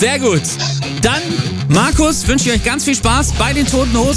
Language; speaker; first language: German; native; German